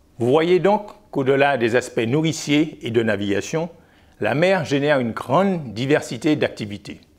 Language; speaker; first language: French; native; French